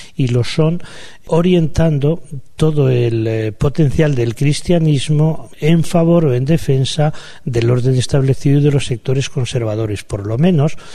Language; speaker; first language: Spanish; native; Spanish